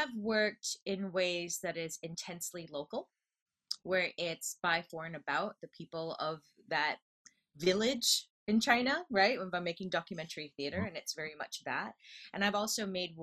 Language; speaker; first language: English; native; English